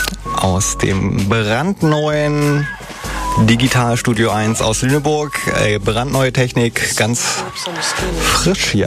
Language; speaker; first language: German; native; German